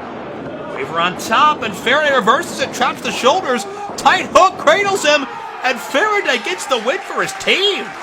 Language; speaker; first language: English; native; English